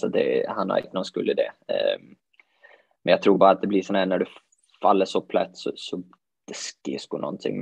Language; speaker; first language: Swedish; native; Swedish